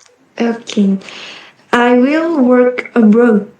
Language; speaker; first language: English; non-native, learner; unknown